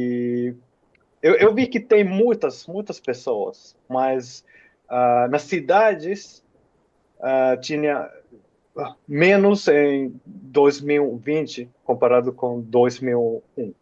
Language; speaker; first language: Portuguese; non-native, fluent; Finnish